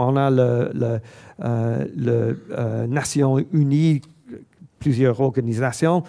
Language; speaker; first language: French; non-native, fluent; English